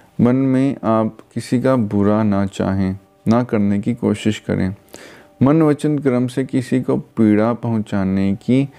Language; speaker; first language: Hindi; non-native, local second language; Punjabi